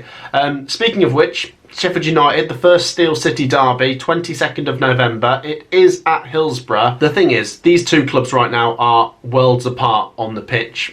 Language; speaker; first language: English; native; English